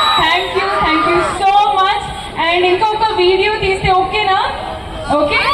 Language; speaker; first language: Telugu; non-native, learner; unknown